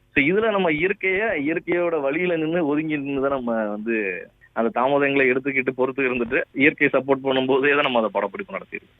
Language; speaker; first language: Tamil; native; Tamil